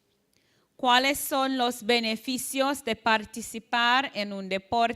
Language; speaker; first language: Spanish; non-native, fluent; English